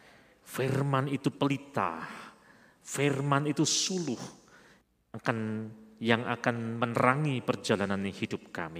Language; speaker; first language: Indonesian; native; Indonesian